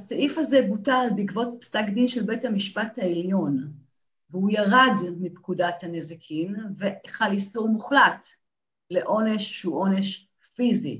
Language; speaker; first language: Hebrew; native; Hebrew